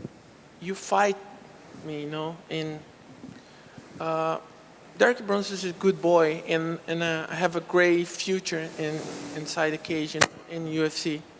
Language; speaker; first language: English; non-native, local second language; Portuguese